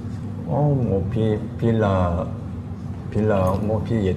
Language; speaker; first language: Vietnamese; non-native, learner; Korean